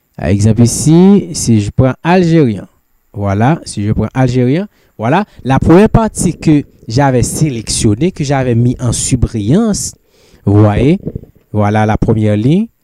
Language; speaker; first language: French; non-native, local second language; Haitian Creole